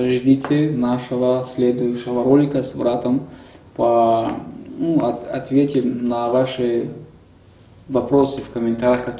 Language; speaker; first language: Russian; non-native, local second language; Tajik